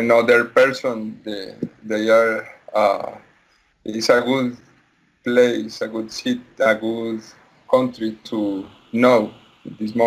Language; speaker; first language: English; non-native, learner; Spanish